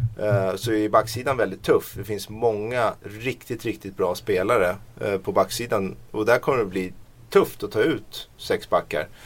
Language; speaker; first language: Swedish; native; Swedish